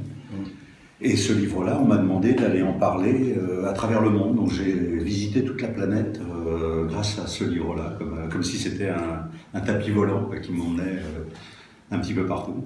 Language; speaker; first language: French; native; French